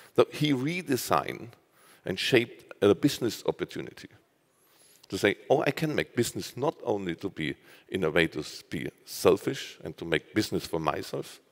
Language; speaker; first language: English; non-native, fluent; German